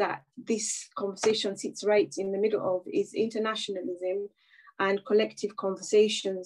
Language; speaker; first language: English; non-native, local second language; Kikuyu